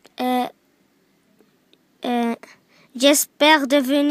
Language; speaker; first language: French; non-native, learner; Arabic